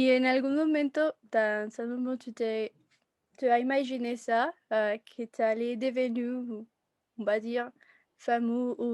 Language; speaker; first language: French; non-native, fluent; Spanish